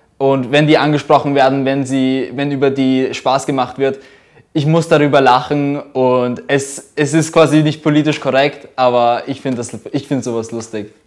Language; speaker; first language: German; early bilingual, other home language; Russian